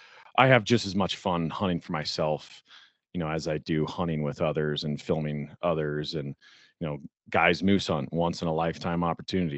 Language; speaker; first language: English; native; English